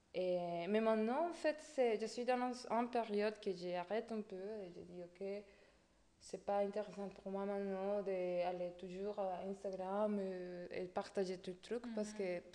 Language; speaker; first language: French; non-native, fluent; Spanish